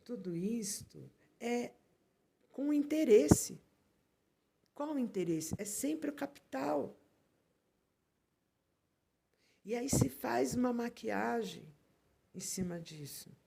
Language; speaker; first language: Portuguese; native; Portuguese